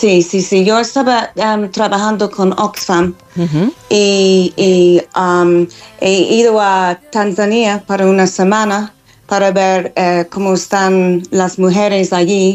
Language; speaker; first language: Spanish; non-native, fluent; English